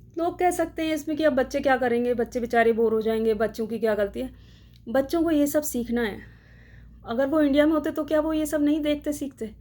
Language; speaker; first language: Hindi; native; Hindi